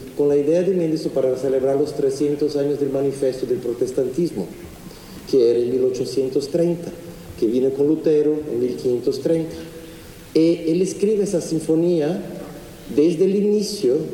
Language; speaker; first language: Spanish; non-native, fluent; Portuguese